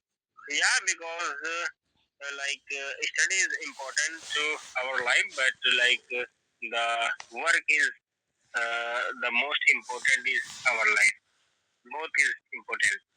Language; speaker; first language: English; non-native, learner; Hindi